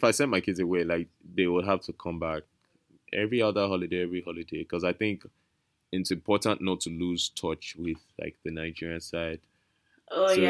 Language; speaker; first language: English; non-native, local second language; Yoruba